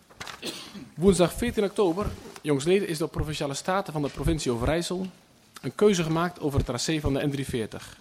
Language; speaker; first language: Dutch; native; Dutch